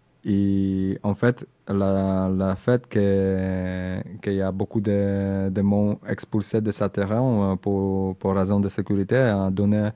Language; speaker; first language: French; non-native, learner; Indonesian